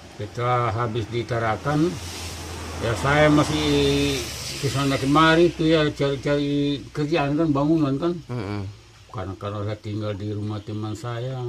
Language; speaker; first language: Indonesian; non-native, local second language; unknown